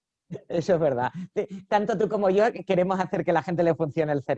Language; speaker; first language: Spanish; native; Spanish